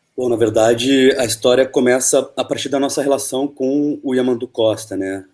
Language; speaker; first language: Portuguese; early bilingual, other home language; Spanish